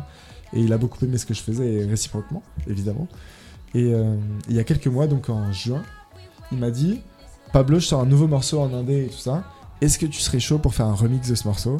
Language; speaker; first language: French; native; French